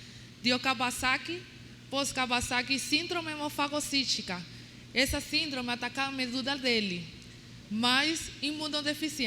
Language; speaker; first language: Portuguese; non-native, learner; Spanish